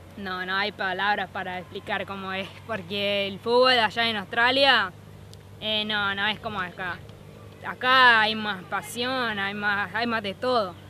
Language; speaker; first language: Spanish; non-native, fluent; English